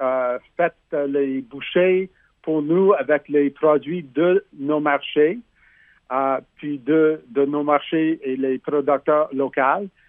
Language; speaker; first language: French; non-native, learner; English